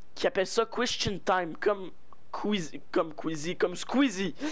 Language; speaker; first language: French; native; French